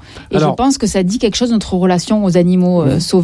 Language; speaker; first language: French; native; French